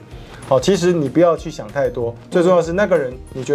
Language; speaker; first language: Chinese; native; Chinese